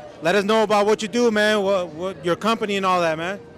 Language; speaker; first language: English; early bilingual, other home language; Spanish